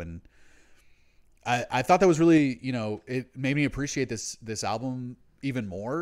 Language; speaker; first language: English; native; English